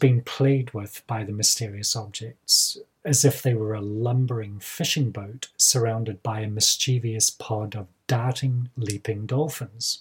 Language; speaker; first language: English; native; English